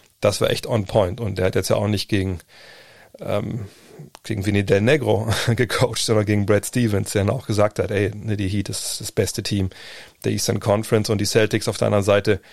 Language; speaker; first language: German; native; German